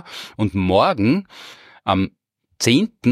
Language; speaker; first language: German; native; German